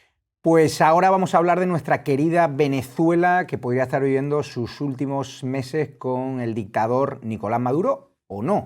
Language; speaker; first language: Spanish; native; Spanish